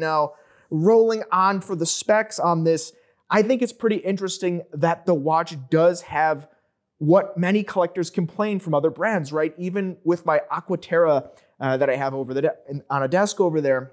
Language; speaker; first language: English; native; English